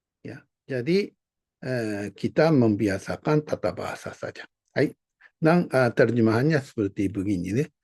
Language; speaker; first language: Indonesian; non-native, fluent; Japanese